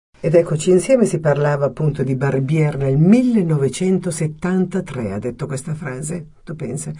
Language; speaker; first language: Italian; native; Italian